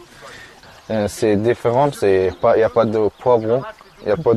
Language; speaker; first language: French; non-native, learner; Persian